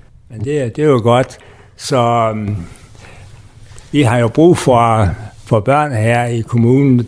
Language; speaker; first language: Danish; native; Danish